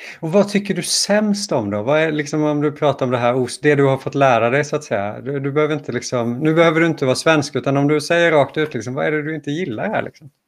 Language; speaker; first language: Swedish; native; Swedish